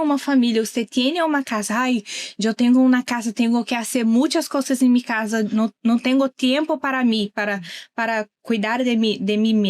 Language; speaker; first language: Spanish; non-native, learner; Portuguese